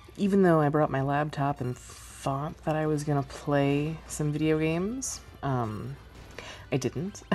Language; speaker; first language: English; native; English